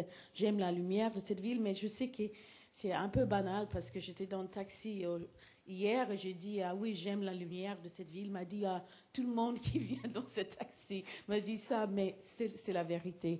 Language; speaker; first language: French; non-native, fluent; English